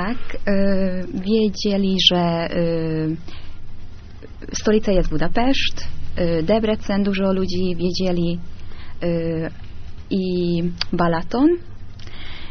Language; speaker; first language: Polish; non-native, learner; Hungarian